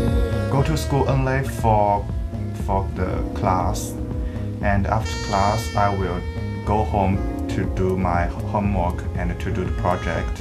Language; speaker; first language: English; non-native, learner; Chinese